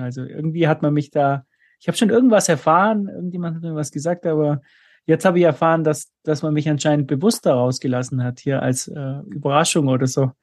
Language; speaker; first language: German; native; German